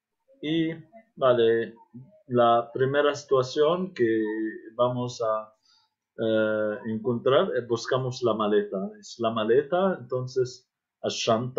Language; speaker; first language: Spanish; non-native, fluent; Arabic